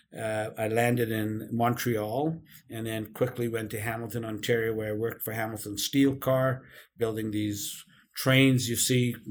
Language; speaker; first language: English; non-native, local second language; Urdu